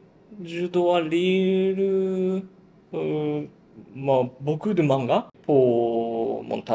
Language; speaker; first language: French; non-native, learner; Japanese